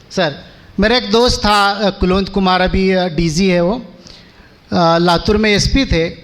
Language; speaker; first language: Hindi; non-native, local second language; Marathi